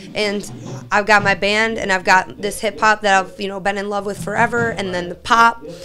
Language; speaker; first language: English; native; English